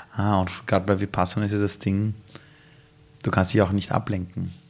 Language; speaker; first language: German; early bilingual, other home language; Persian